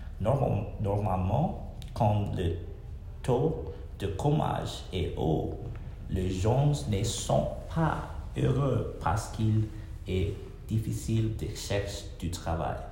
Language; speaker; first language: French; non-native, learner; English